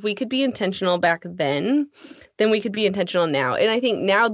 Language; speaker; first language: English; native; English